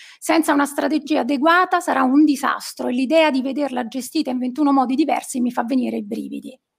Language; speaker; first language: Italian; native; Italian